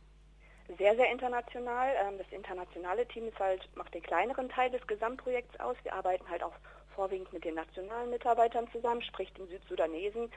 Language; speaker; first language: German; native; German